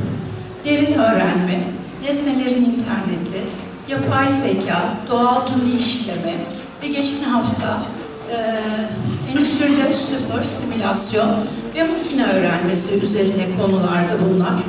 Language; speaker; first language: Turkish; native; Turkish